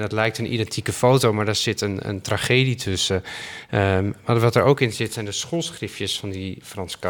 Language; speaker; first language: Dutch; native; Dutch